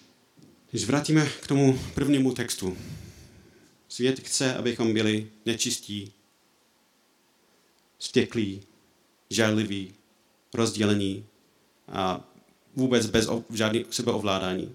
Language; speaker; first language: Czech; non-native, fluent; English